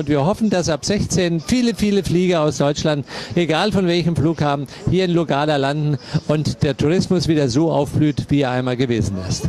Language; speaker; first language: German; native; German